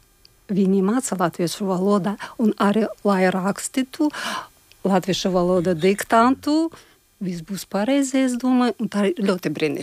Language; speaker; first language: Latvian; non-native, learner; Ukrainian